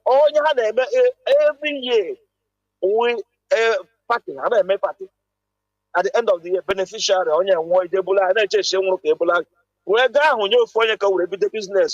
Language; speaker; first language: English; non-native, local second language; Igbo